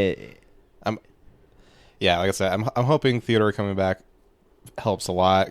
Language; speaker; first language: English; native; English